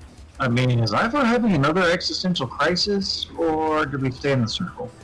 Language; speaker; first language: English; native; English